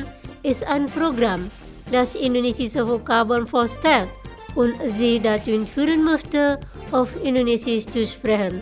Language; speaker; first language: German; non-native, fluent; Indonesian